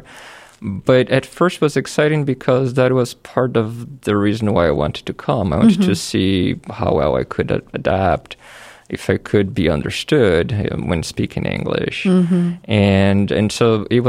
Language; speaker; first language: English; non-native, fluent; Portuguese